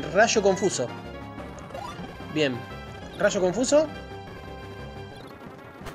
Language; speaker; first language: Spanish; native; Spanish